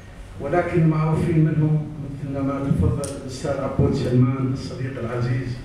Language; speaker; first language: Arabic; native; Arabic